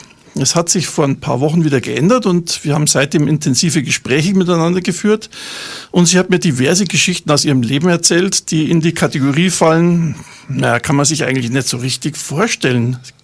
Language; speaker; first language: German; native; German